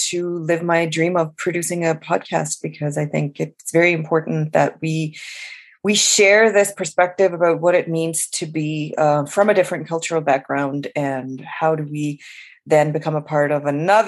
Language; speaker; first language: English; non-native, local second language; Urdu